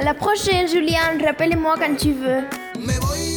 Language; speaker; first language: French; non-native, fluent; Spanish